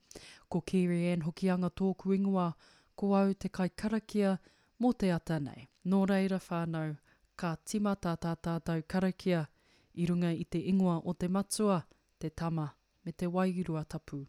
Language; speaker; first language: Māori; non-native, local second language; English